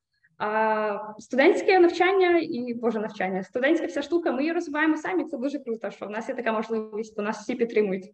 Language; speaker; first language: Ukrainian; native; Ukrainian